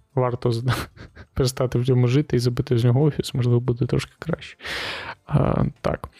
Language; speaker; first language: Ukrainian; non-native, local second language; Russian